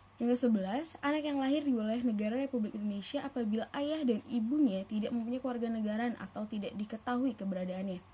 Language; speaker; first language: Indonesian; native; Indonesian